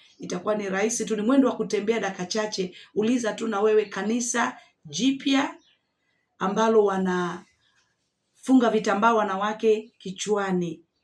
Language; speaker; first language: Swahili; native; Swahili